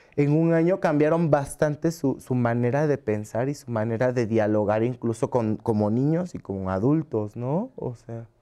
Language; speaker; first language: Spanish; native; Spanish